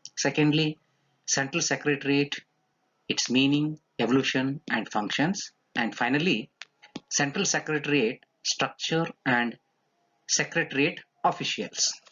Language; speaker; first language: English; non-native, local second language; Kannada